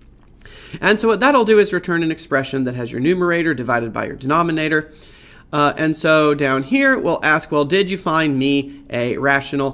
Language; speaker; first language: English; native; English